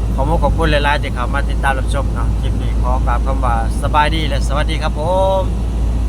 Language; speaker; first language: Thai; native; Thai